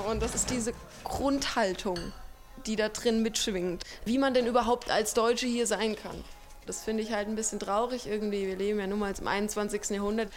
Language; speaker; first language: German; native; German